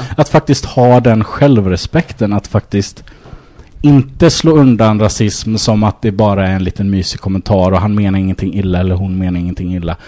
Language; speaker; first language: Swedish; early bilingual, other home language; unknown